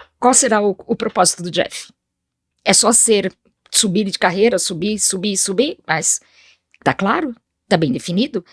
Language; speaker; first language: Portuguese; early bilingual, other home language; Spanish